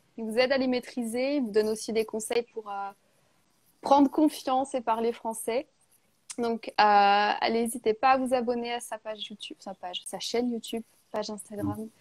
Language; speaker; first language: French; native; French